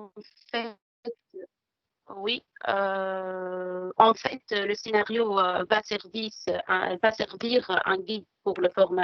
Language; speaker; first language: French; non-native, fluent; Arabic